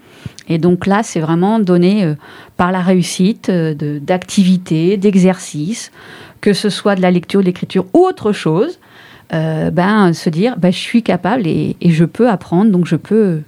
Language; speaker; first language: French; native; French